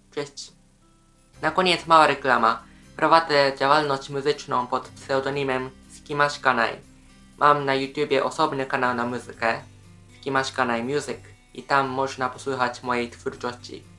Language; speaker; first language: Polish; non-native, fluent; Japanese